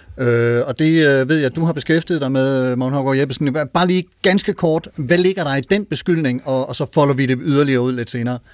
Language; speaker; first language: Danish; native; Danish